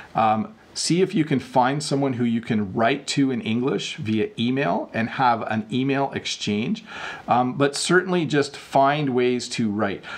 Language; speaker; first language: English; native; English